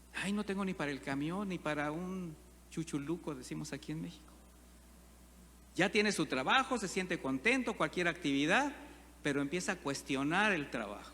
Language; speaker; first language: Spanish; native; Spanish